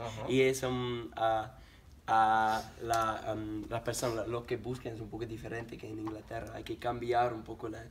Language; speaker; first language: Spanish; non-native, learner; English